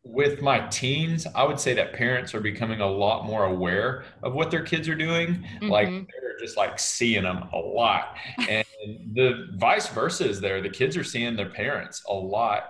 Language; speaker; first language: English; native; English